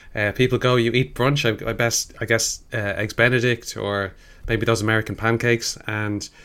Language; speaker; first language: English; native; English